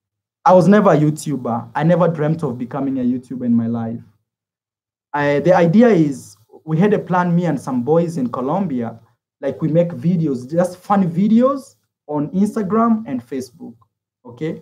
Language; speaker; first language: English; non-native, fluent; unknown